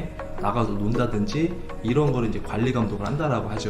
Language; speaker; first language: Korean; native; Korean